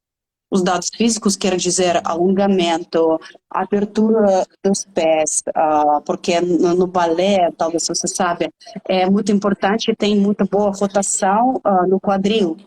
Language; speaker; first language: Portuguese; non-native, fluent; Russian